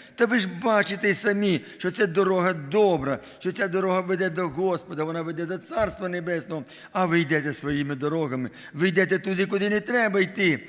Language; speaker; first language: Ukrainian; non-native, local second language; Russian